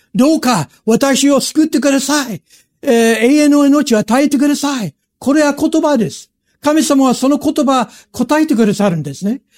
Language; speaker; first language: Japanese; non-native, fluent; English